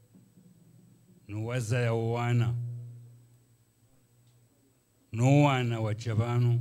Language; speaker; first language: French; non-native, local second language; Ngazidja Comorian